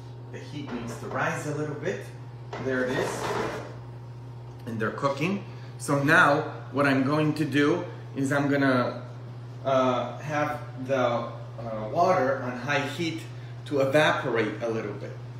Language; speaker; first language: English; early bilingual, other home language; Polish